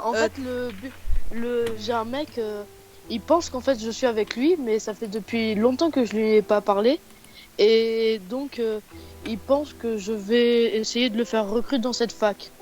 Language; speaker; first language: French; native; French